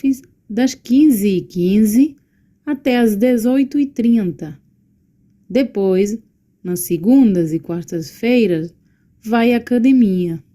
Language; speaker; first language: Portuguese; non-native, learner; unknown